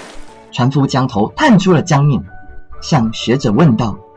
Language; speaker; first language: Chinese; native; Chinese